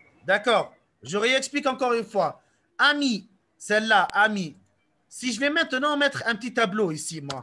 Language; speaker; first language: French; non-native, local second language; Arabic